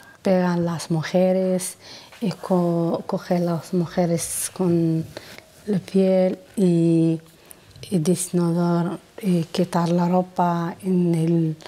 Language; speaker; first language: Spanish; non-native, learner; Arabic